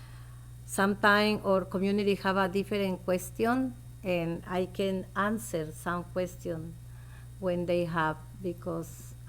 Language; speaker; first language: English; non-native, local second language; Spanish